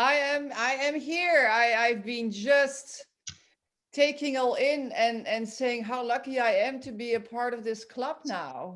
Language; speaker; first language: English; non-native, fluent; Dutch